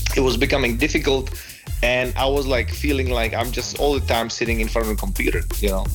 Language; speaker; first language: English; non-native, fluent; Czech